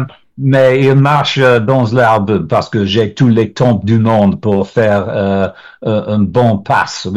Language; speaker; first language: French; non-native, learner; English